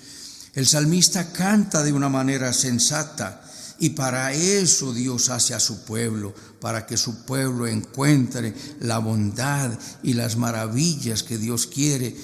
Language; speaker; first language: Spanish; native; Spanish